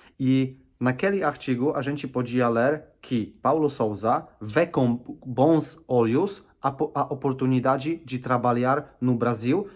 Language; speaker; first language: Portuguese; non-native, fluent; Polish